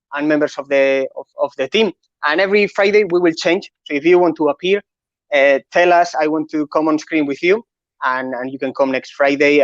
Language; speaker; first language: English; non-native, fluent; Catalan